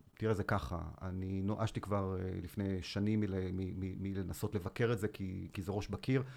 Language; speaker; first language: Hebrew; native; Hebrew